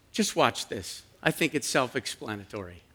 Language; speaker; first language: English; native; English